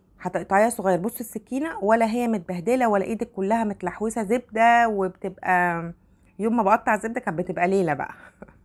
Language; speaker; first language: Arabic; native; Arabic